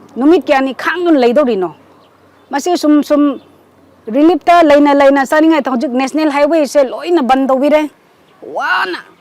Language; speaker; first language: Manipuri; non-native, local second language; Rongmei Naga